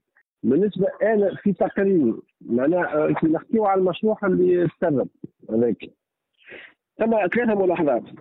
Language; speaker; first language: Arabic; native; Arabic